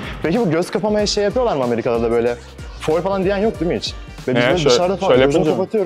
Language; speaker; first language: Turkish; native; Turkish